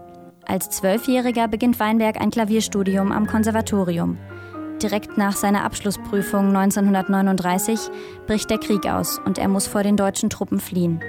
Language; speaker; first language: German; native; German